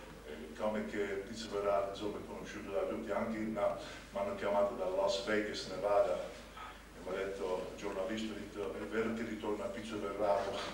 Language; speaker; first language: Italian; non-native, local second language; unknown